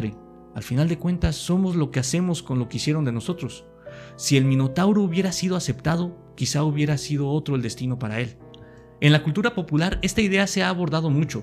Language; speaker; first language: Spanish; native; Spanish